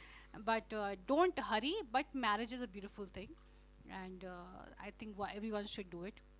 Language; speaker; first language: Telugu; non-native, fluent; Hindi